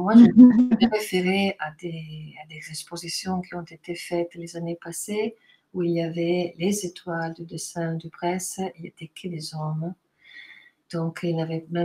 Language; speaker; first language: French; non-native, fluent; Italian